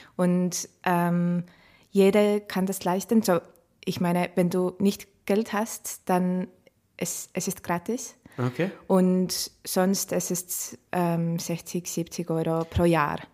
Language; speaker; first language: German; non-native, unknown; Estonian